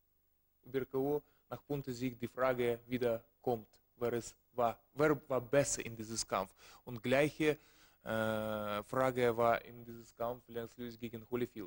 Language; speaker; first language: German; non-native, learner; Russian